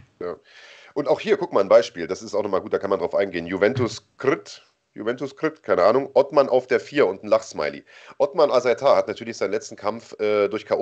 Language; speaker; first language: German; native; German